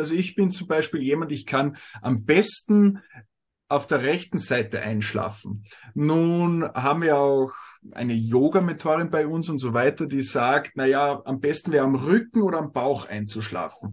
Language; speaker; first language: German; native; German